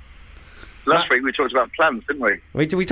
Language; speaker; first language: English; native; English